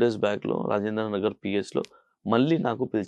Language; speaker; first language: Telugu; non-native, local second language; Urdu